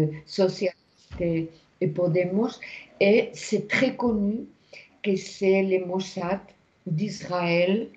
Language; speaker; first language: French; non-native, fluent; Spanish